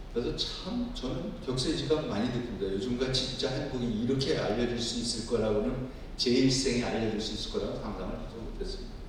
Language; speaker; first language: Korean; native; Korean